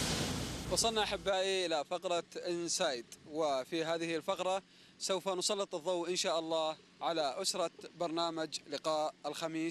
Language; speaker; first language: Arabic; native; Arabic